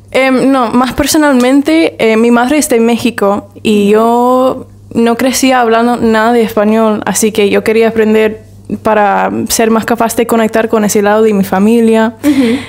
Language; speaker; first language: Spanish; non-native, fluent; English